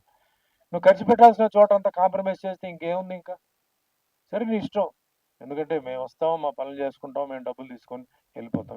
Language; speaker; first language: Telugu; native; Telugu